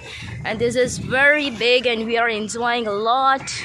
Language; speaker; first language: English; non-native, learner; Urdu